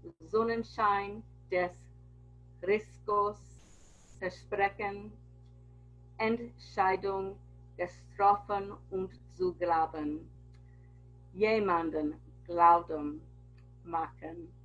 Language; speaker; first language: German; non-native, learner; English